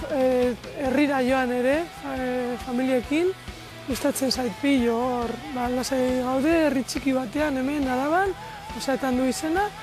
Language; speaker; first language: Basque; non-native, local second language; Spanish